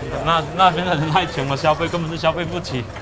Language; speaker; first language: Chinese; native; Chinese